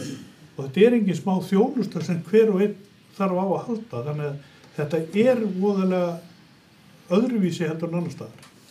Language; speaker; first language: Icelandic; native; Icelandic